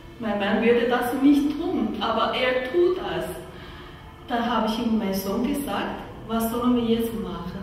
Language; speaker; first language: German; non-native, learner; Chinese